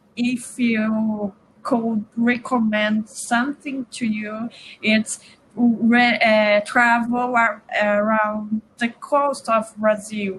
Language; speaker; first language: English; non-native, learner; Portuguese